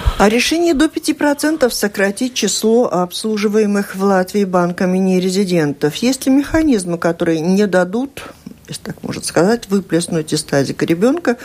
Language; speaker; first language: Russian; native; Russian